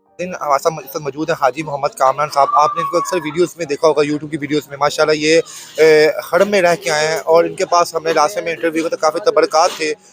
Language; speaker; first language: Urdu; non-native, local second language; Punjabi